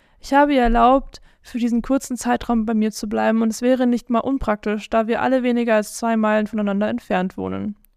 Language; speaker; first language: German; non-native, fluent; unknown